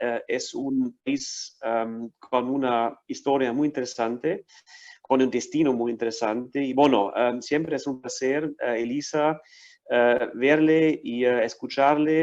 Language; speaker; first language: Spanish; non-native, fluent; German